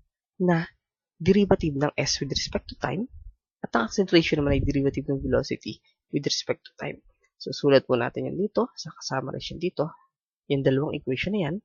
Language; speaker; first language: Filipino; native; Filipino